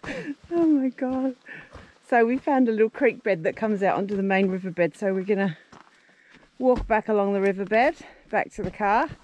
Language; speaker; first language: English; native; English